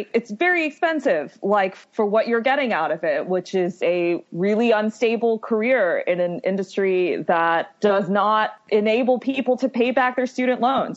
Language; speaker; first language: English; native; English